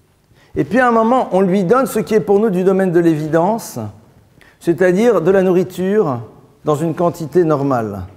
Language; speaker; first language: French; native; French